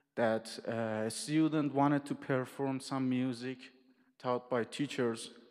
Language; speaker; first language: English; non-native, fluent; Persian